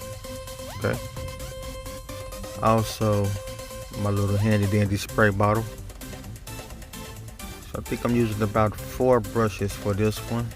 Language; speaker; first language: English; native; English